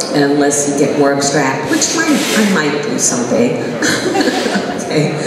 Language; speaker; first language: English; native; English